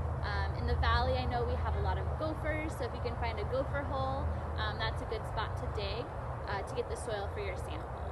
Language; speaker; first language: English; native; English